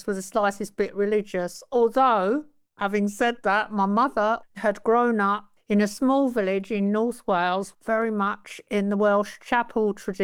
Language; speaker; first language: English; native; English